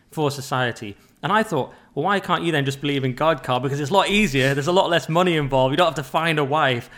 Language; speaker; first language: English; native; English